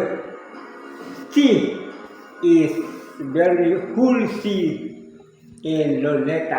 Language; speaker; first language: English; non-native, learner; Filipino